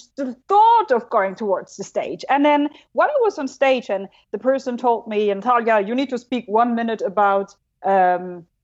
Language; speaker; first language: English; non-native, fluent; German